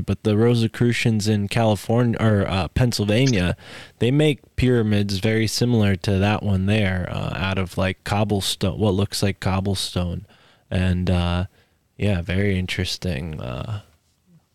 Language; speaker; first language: English; native; English